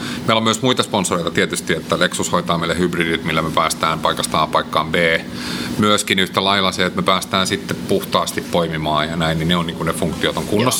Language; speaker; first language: Finnish; native; Finnish